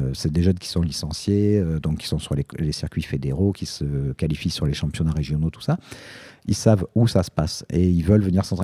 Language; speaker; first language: French; native; French